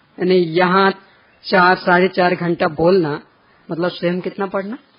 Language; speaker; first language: Hindi; native; Hindi